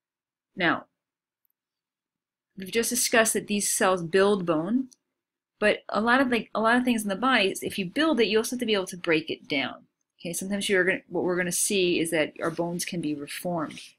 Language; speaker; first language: English; native; English